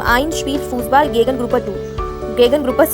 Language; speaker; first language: German; non-native, fluent; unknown